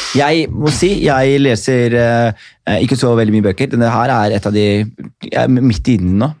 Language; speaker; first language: Norwegian; early bilingual, other home language; Somali